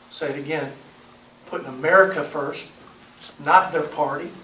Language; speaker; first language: English; native; English